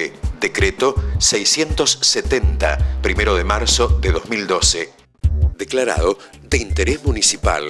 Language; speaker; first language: Spanish; native; Spanish